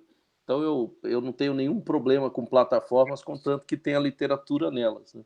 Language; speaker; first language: Portuguese; native; Portuguese